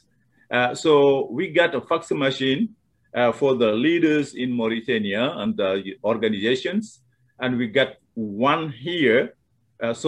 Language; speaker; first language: English; non-native, fluent; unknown